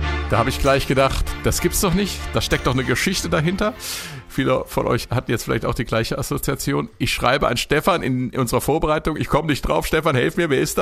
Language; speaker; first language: German; native; German